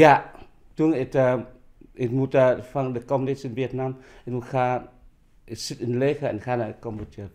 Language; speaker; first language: Dutch; non-native, learner; Vietnamese